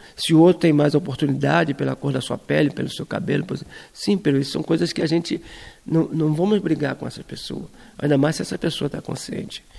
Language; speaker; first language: Portuguese; native; Portuguese